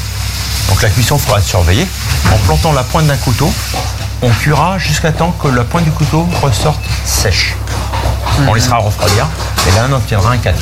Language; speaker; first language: French; native; French